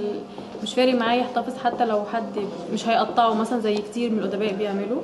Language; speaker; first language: Arabic; native; Arabic